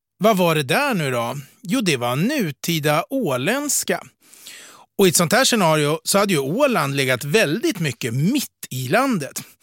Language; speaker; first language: Swedish; native; Swedish